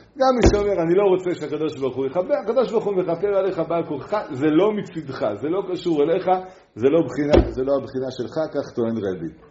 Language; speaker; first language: Hebrew; native; Hebrew